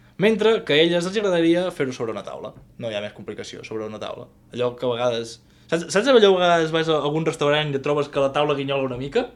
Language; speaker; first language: Catalan; native; Catalan